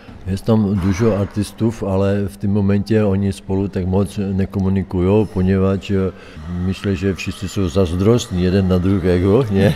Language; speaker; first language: Polish; non-native, learner; Czech